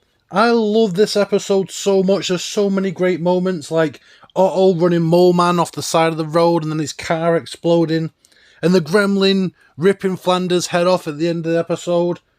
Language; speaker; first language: English; native; English